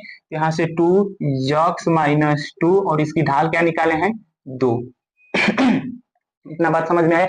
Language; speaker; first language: Hindi; native; Hindi